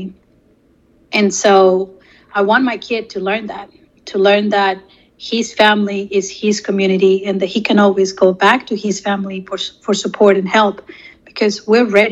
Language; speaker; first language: English; non-native, fluent; Spanish